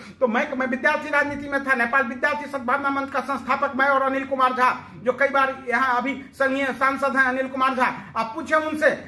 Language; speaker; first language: Hindi; native; Hindi